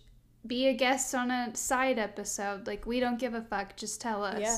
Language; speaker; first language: English; native; English